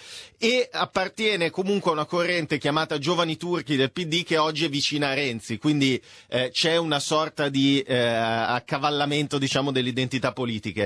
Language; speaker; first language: Italian; native; Italian